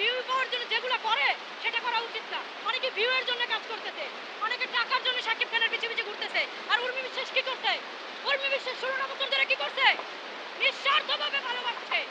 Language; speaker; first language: Bangla; native; Bangla